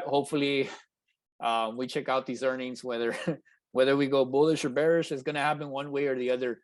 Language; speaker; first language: English; native; English